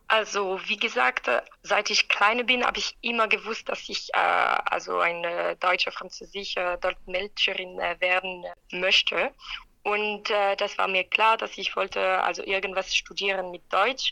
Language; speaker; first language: German; non-native, fluent; French